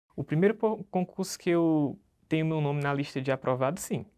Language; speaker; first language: Portuguese; native; Portuguese